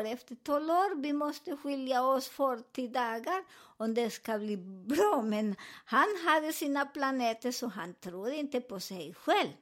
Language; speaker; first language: Swedish; non-native, learner; Spanish